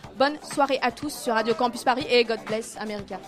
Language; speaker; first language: French; native; French